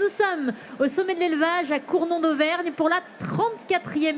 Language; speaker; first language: French; native; French